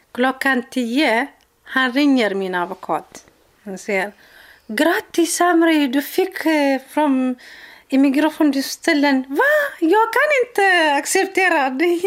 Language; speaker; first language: Swedish; non-native, learner; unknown